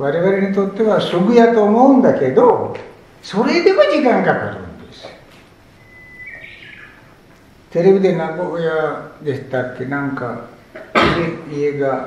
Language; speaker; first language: Japanese; non-native, fluent; Sinhala